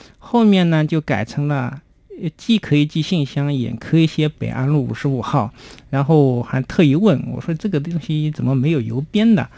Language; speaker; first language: Chinese; native; Chinese